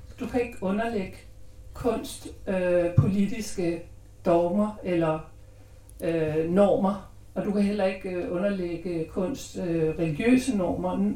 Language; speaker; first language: Danish; native; Danish